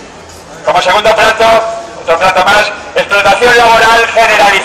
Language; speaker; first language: Spanish; native; Spanish